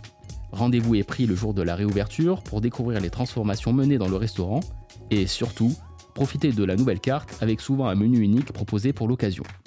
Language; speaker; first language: French; native; French